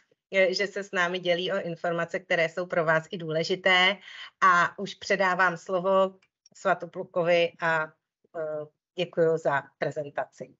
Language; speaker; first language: Czech; native; Czech